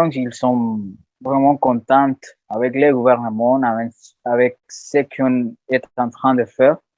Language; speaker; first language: French; non-native, learner; Spanish